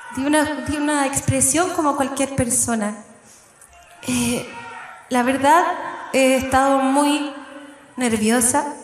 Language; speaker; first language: Spanish; native; Spanish